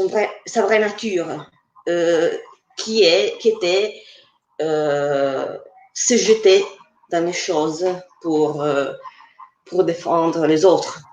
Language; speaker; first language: French; non-native, fluent; Italian